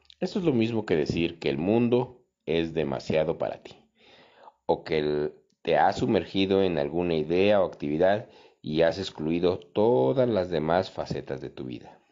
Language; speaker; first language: Spanish; native; Spanish